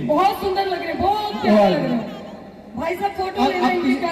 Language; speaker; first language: Hindi; native; Hindi